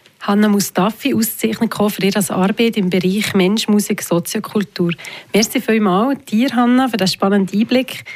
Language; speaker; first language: German; native; German